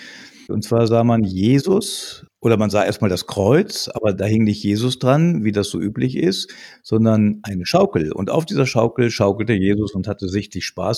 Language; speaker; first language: German; native; German